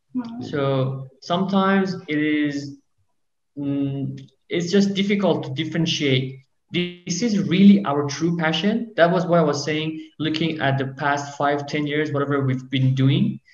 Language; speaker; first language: English; non-native, fluent; Persian